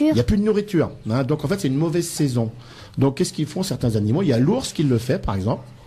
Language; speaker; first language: French; native; French